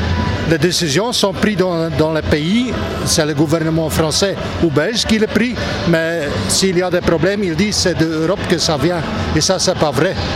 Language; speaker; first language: French; non-native, local second language; Dutch